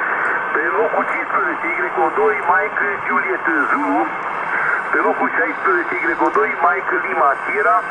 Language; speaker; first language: Romanian; native; Romanian